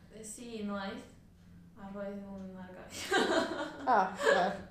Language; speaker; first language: Welsh; non-native, learner; Spanish